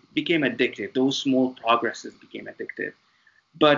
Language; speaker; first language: English; non-native, fluent; French